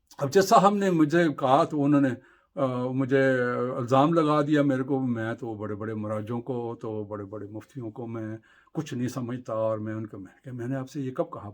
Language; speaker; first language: Urdu; native; Urdu